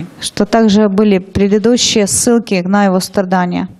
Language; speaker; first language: Russian; native; Russian